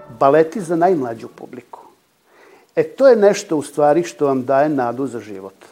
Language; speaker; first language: Serbian; native; Serbian